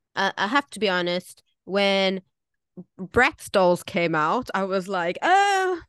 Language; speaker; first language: English; native; English